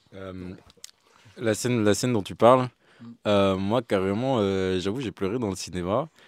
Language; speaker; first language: French; native; French